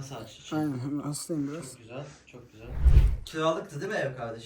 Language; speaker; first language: Turkish; native; Turkish